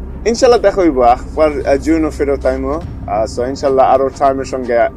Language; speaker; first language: Bangla; early bilingual, heritage; Bangla